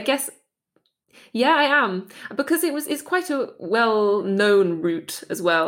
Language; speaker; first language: English; native; English